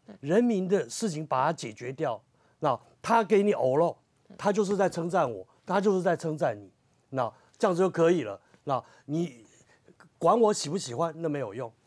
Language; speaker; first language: Chinese; native; Chinese